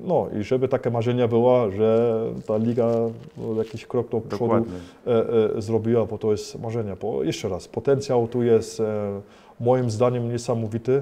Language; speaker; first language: Polish; early bilingual, heritage; Polish